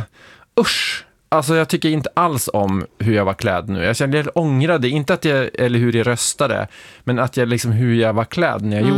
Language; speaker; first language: Swedish; native; Swedish